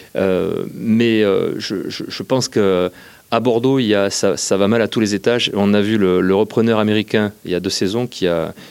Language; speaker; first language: French; native; French